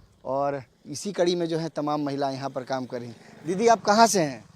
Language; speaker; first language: Hindi; native; Hindi